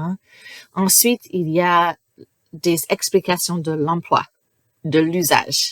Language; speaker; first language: French; non-native, fluent; English